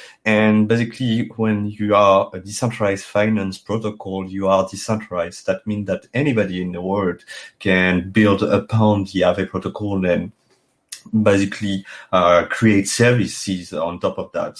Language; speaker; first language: English; non-native, fluent; French